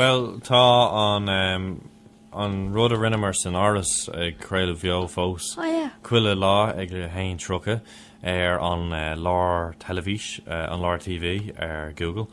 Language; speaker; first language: Irish; non-native, local second language; English